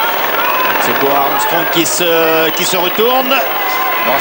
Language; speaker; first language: French; native; French